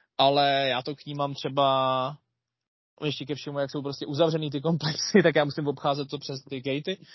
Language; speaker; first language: Czech; native; Czech